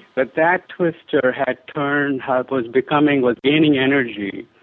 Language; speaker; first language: English; non-native, local second language; Hindi